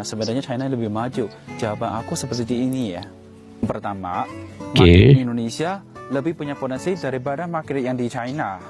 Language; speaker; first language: Indonesian; non-native, fluent; Chinese